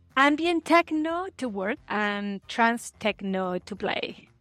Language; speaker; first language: English; non-native, fluent; Spanish